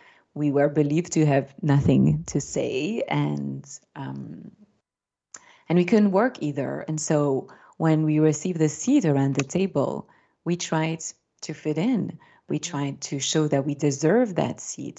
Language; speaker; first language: English; non-native, fluent; French